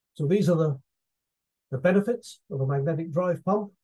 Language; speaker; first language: English; native; English